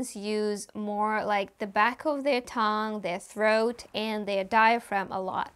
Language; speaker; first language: English; non-native, fluent; Russian